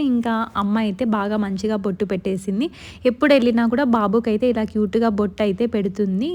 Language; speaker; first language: Telugu; non-native, local second language; Lambadi